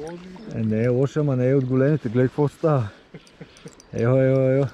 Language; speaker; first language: Bulgarian; native; Bulgarian